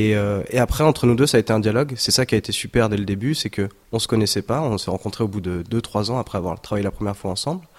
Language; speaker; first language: French; native; French